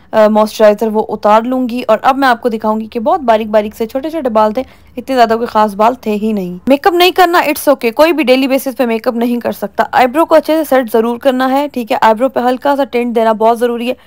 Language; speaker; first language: Urdu; native; Urdu